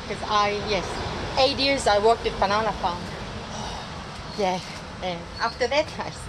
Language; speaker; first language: English; non-native, learner; Korean